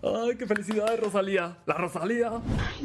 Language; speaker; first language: Spanish; native; Spanish